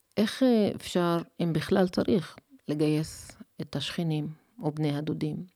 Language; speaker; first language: Hebrew; non-native, local second language; Arabic